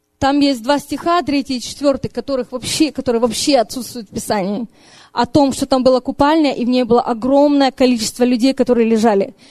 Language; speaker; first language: Russian; early bilingual, heritage; Russian